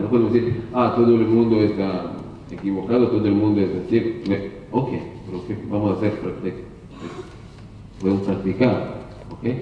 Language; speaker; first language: Spanish; non-native, learner; Hebrew